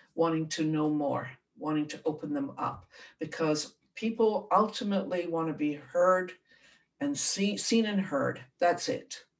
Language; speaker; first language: English; native; English